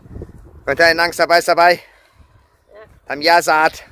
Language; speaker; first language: Thai; non-native, learner; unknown